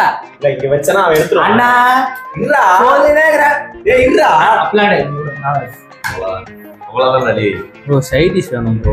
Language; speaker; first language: Tamil; native; Tamil